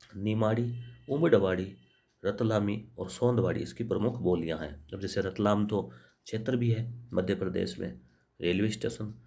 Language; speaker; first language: Hindi; native; Hindi